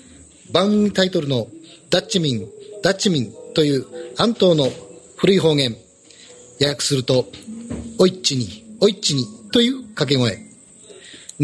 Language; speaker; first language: Japanese; native; Japanese